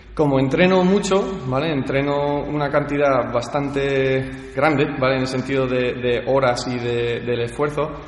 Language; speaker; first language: Spanish; early bilingual, heritage; Spanish